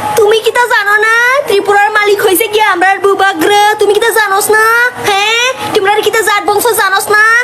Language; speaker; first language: Bangla; non-native, local second language; Kok Borok